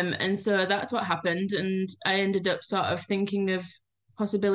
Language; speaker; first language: English; native; English